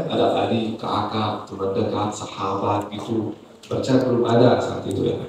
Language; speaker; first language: Indonesian; non-native, fluent; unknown